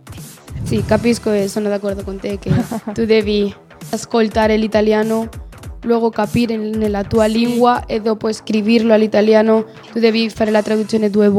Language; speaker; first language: Italian; non-native, learner; Spanish